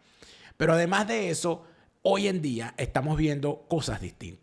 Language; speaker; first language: Spanish; native; Spanish